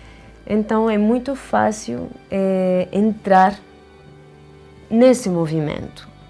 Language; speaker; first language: Portuguese; non-native, fluent; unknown